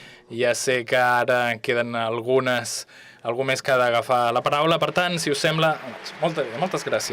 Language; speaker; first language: Catalan; non-native, fluent; English